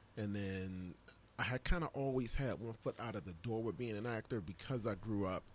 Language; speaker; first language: English; native; English